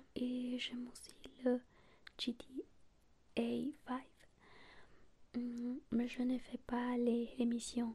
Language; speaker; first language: French; non-native, learner; Spanish